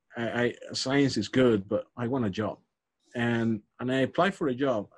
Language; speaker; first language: English; non-native, fluent; Spanish